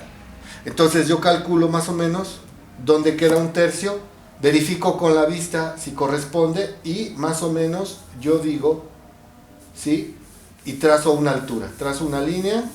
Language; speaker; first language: Spanish; native; Spanish